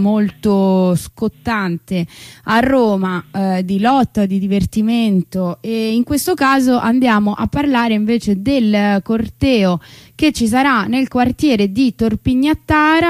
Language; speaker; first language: Italian; native; Italian